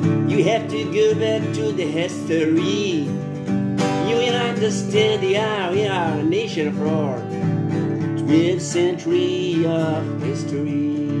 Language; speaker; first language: English; non-native, learner; Arabic